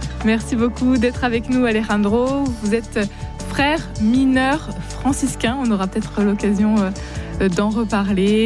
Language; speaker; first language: French; native; French